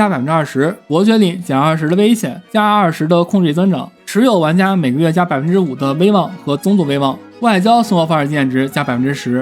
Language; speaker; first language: Chinese; native; Chinese